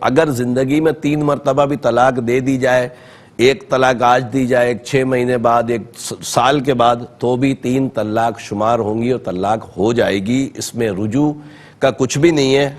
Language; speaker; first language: Urdu; native; Urdu